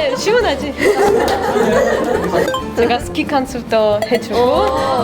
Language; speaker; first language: Korean; non-native, fluent; Russian